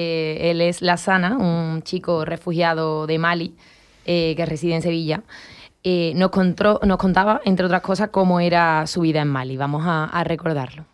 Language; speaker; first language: Spanish; native; Spanish